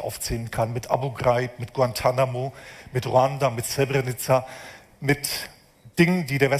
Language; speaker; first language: German; native; German